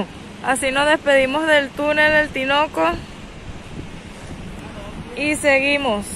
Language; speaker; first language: Spanish; native; Spanish